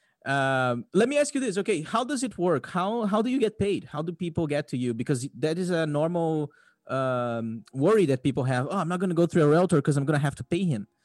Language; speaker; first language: English; non-native, fluent; Portuguese